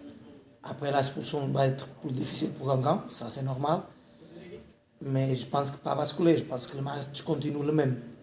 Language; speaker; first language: French; non-native, learner; Portuguese